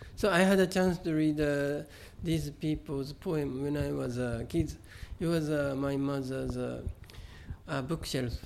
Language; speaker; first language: English; non-native, fluent; Japanese